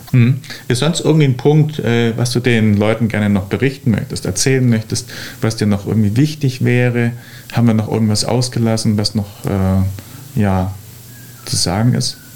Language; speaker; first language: German; native; German